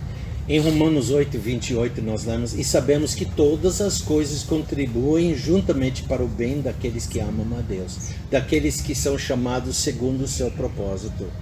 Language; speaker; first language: Portuguese; non-native, fluent; English